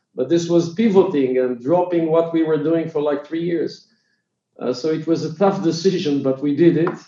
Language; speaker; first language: English; non-native, fluent; Hebrew